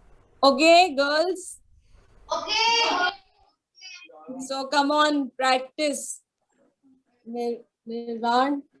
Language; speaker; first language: English; non-native, local second language; Marathi